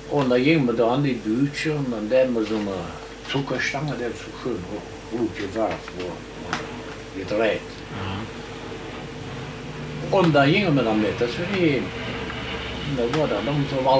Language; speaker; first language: German; native; German